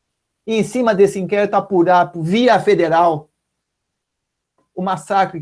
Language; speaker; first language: Portuguese; native; Portuguese